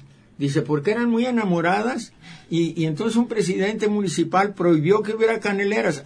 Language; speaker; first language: Spanish; native; Spanish